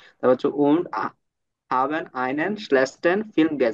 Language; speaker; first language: German; non-native, learner; Bangla